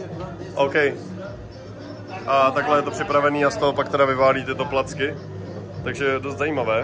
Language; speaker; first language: Czech; native; Czech